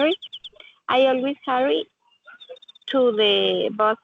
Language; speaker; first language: English; non-native, learner; Spanish